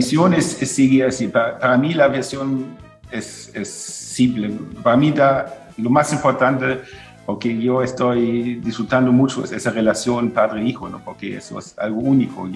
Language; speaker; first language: Spanish; non-native, fluent; German